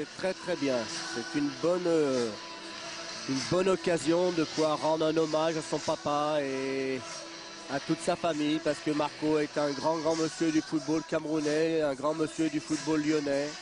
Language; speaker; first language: French; native; French